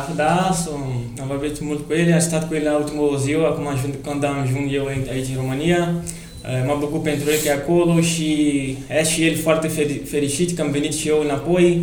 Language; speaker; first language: Romanian; non-native, learner; Portuguese